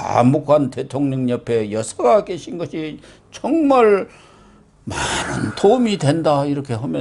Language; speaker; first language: Korean; native; Korean